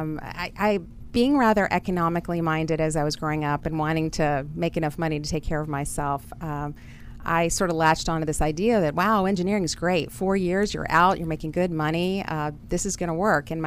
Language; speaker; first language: English; early bilingual, other home language; German